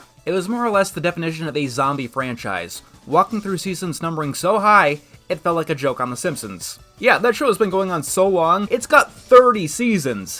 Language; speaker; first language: English; native; English